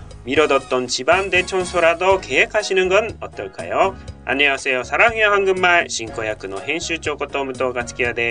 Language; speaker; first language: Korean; non-native, fluent; Japanese